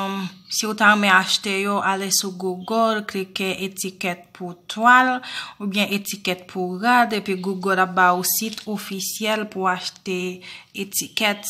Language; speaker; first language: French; non-native, learner; Haitian Creole